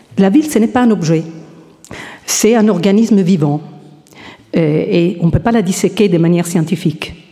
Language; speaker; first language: French; non-native, fluent; Italian